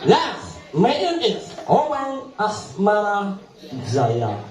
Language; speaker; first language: English; non-native, learner; Indonesian